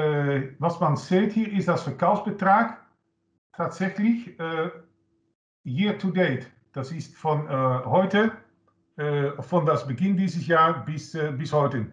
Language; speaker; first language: German; non-native, learner; Dutch